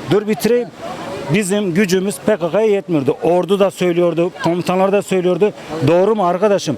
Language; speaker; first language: Turkish; non-native, local second language; Kurdish